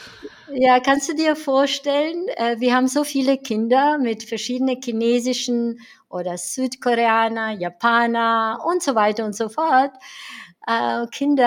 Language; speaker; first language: German; non-native, fluent; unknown